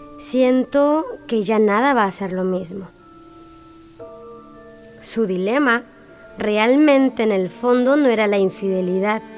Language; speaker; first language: Spanish; native; Spanish